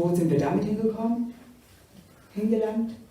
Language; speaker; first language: German; native; German